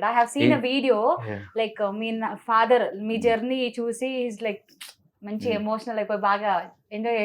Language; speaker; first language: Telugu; native; Telugu